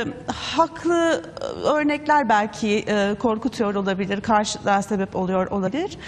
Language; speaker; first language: Turkish; native; Turkish